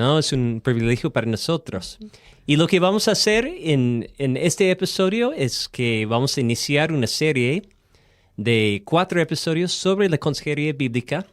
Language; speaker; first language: Spanish; non-native, fluent; English